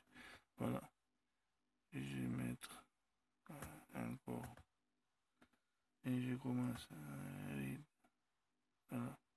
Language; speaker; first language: French; non-native, learner; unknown